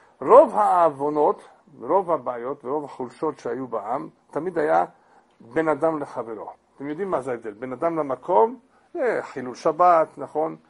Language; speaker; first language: Hebrew; non-native, fluent; English